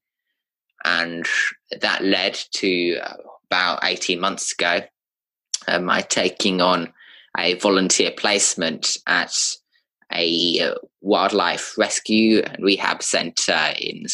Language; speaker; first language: English; native; English